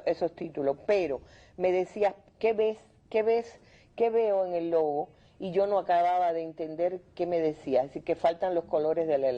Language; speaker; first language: Spanish; native; Spanish